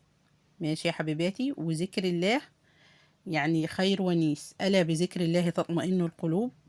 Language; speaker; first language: Arabic; native; Arabic